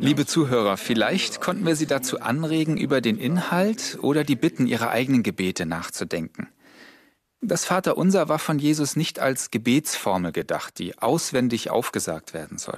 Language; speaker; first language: German; native; German